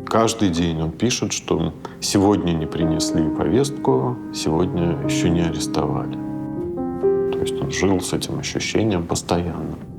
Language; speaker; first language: Russian; native; Russian